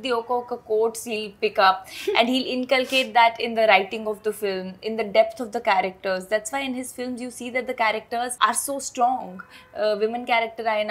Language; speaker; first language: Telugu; non-native, fluent; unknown